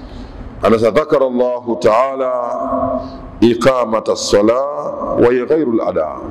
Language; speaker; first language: Arabic; non-native, fluent; Swahili